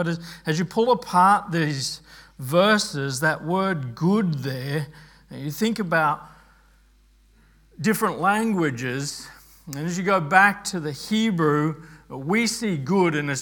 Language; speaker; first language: English; native; English